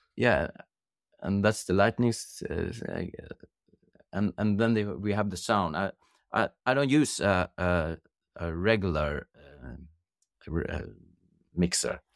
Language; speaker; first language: English; non-native, fluent; Norwegian